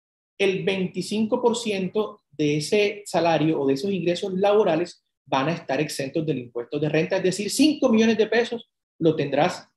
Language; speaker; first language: Spanish; native; Spanish